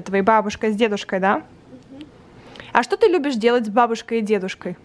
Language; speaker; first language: Russian; native; Russian